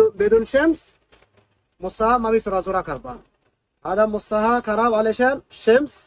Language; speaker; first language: Arabic; non-native, learner; Bangla